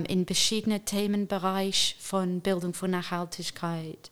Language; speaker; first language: German; non-native, fluent; English